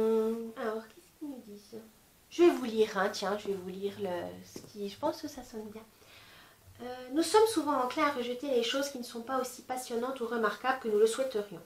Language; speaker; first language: French; native; French